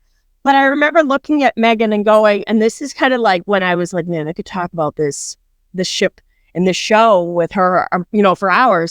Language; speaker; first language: English; native; English